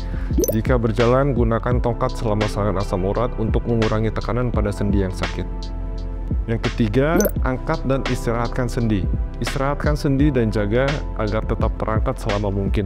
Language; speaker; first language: Indonesian; native; Indonesian